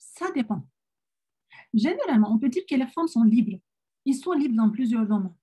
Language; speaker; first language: French; non-native, fluent; Turkish